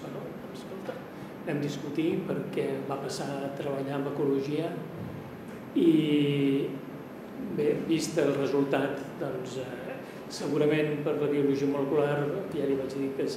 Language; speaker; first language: Catalan; native; Catalan